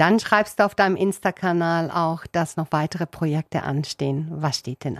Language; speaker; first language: German; native; German